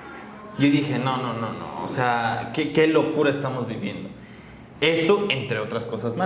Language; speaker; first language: Spanish; native; Spanish